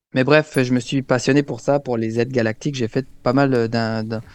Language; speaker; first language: French; native; French